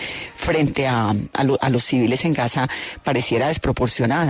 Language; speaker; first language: Spanish; native; Spanish